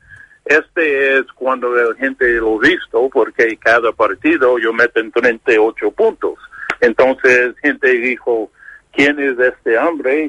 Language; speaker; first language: Spanish; non-native, learner; English